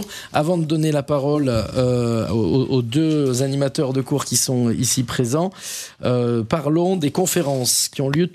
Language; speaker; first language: French; native; French